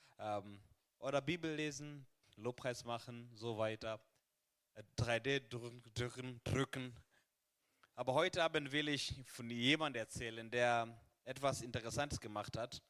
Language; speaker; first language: German; non-native, fluent; Swahili